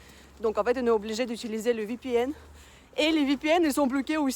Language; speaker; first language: French; non-native, fluent; Russian